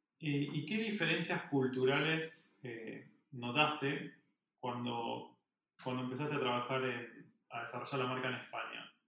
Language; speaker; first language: Spanish; native; Spanish